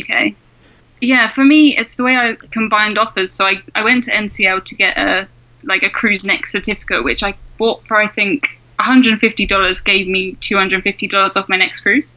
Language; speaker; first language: English; native; English